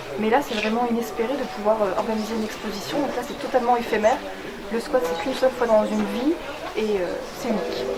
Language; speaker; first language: French; native; French